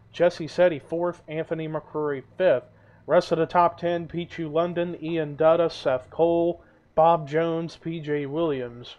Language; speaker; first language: English; native; English